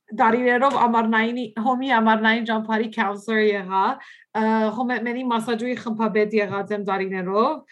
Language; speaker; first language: Armenian; early bilingual, heritage; Armenian